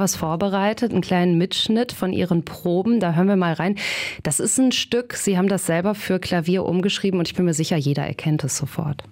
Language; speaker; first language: German; native; German